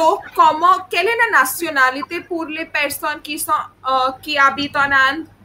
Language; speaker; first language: French; non-native, fluent; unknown